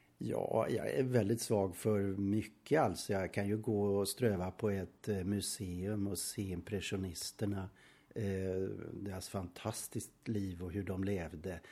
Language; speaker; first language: Swedish; native; Swedish